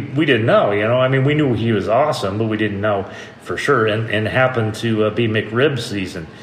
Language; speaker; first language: English; native; English